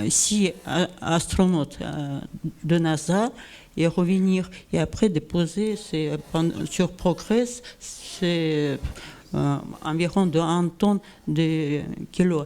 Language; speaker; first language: French; non-native, learner; Russian